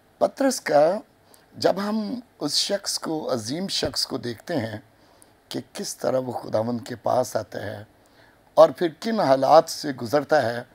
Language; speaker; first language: Urdu; non-native, local second language; Punjabi